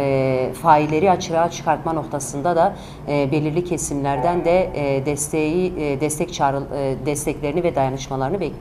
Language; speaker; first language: Turkish; native; Turkish